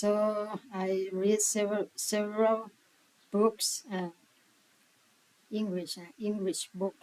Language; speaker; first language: English; non-native, learner; Thai